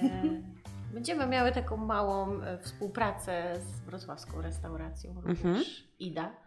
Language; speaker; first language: Polish; native; Polish